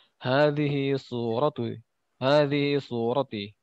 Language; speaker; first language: Arabic; non-native, learner; Indonesian